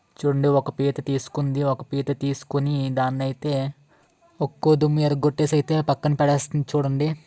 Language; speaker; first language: Telugu; non-native, local second language; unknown